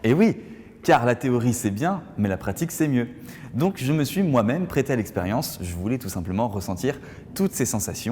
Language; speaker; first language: French; native; French